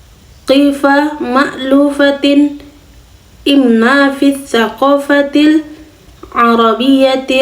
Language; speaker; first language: Arabic; non-native, learner; Indonesian